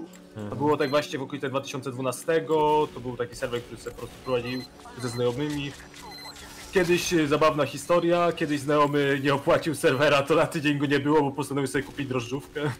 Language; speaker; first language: Polish; native; Polish